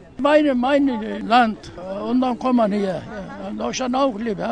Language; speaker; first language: German; non-native, learner; Turkish